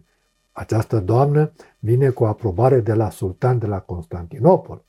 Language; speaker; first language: Romanian; native; Romanian